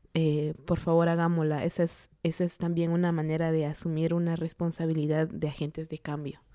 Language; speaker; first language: Spanish; non-native, local second language; Kaqchikel